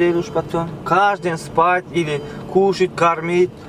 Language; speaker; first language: Russian; non-native, learner; Turkmen